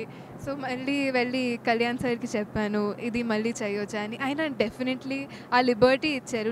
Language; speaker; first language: Telugu; non-native, fluent; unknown